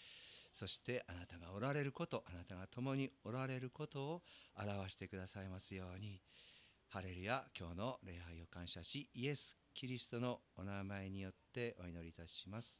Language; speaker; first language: Japanese; native; Japanese